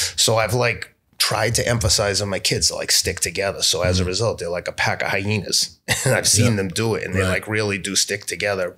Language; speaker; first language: English; native; English